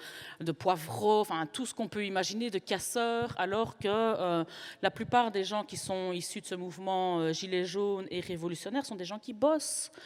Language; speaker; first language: French; native; French